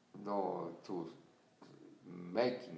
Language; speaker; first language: English; non-native, learner; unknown